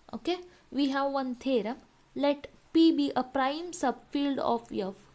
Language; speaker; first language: English; non-native, local second language; Kannada